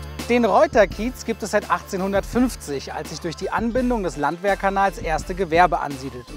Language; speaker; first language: German; native; German